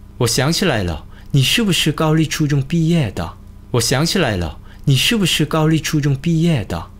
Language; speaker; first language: Chinese; non-native, fluent; Korean